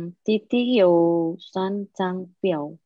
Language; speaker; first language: Chinese; non-native, learner; Indonesian